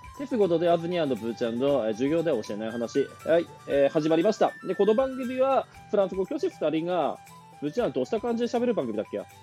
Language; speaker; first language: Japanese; native; Japanese